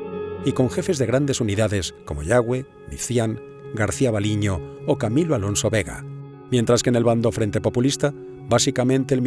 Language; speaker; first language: Spanish; native; Spanish